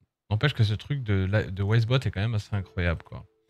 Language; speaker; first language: French; native; French